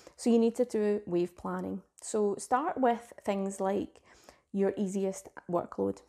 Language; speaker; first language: English; native; English